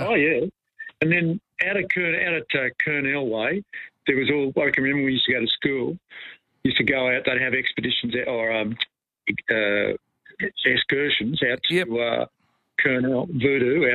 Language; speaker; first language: English; native; English